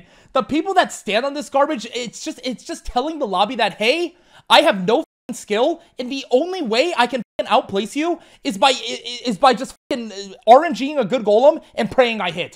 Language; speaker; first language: English; native; English